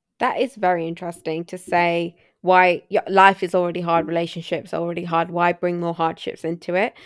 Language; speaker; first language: English; early bilingual, other home language; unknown